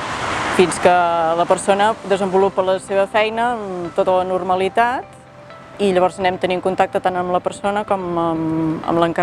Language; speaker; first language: Catalan; native; Catalan